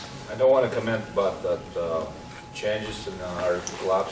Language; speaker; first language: English; non-native, learner; Russian